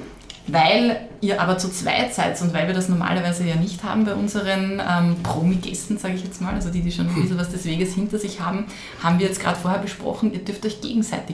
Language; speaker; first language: German; native; German